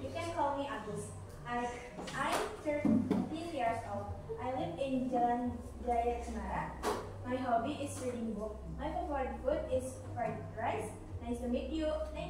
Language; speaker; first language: English; non-native, learner; Indonesian